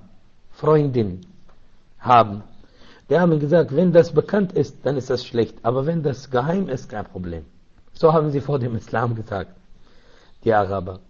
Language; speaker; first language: German; non-native, learner; Arabic